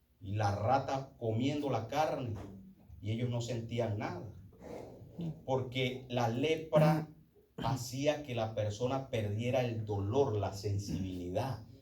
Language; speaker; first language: Spanish; native; Spanish